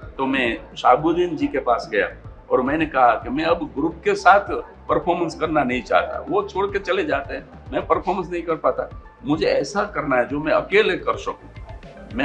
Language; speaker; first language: Hindi; non-native, local second language; Gujarati